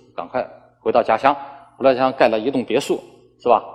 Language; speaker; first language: Chinese; native; Chinese